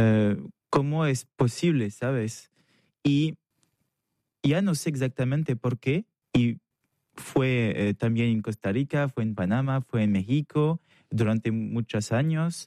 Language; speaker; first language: Spanish; non-native, learner; French